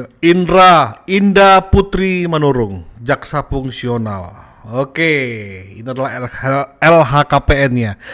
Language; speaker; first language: Indonesian; native; Indonesian